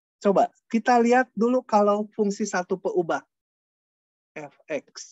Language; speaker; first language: Indonesian; non-native, local second language; Sundanese